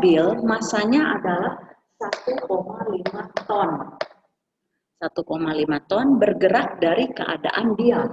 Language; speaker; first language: Indonesian; native; Indonesian